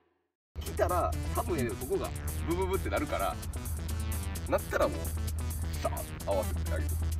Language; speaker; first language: Japanese; native; Japanese